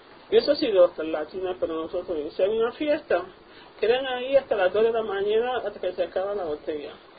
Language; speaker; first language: Spanish; non-native, local second language; English